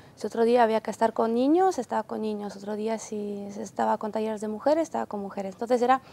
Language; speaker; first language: Spanish; non-native, fluent; Ukrainian